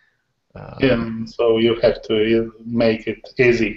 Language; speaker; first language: English; non-native, learner; Polish